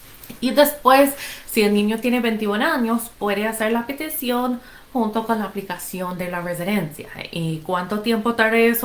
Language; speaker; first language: Spanish; non-native, fluent; English